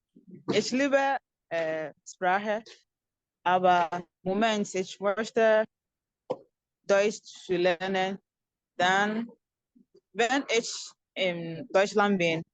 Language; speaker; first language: German; non-native, learner; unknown